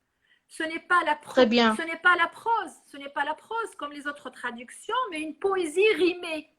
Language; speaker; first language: French; non-native, local second language; Arabic